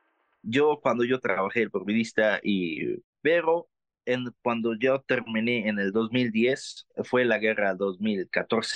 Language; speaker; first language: Spanish; non-native, learner; Arabic